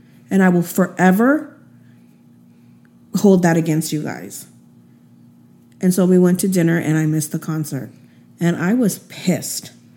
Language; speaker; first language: English; early bilingual, other home language; Spanish